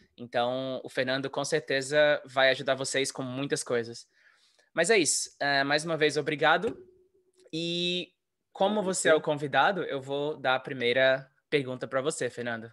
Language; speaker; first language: Portuguese; native; Portuguese